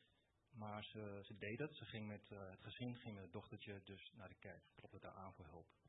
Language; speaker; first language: Dutch; early bilingual, other home language; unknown